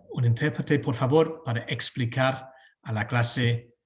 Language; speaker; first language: Spanish; non-native, fluent; English